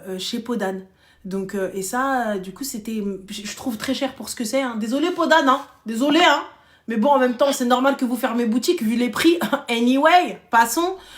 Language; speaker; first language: French; early bilingual, other home language; Arabic